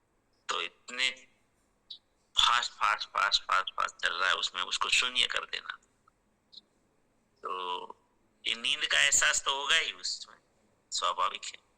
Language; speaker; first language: Hindi; native; Hindi